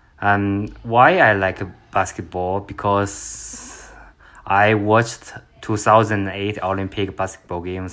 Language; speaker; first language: English; non-native, learner; Chinese